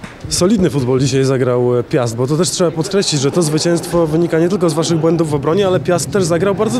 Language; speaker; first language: Polish; native; Polish